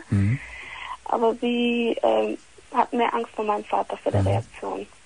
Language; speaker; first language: German; early bilingual, other home language; Italian